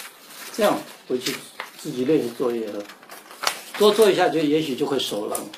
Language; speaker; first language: Chinese; native; Chinese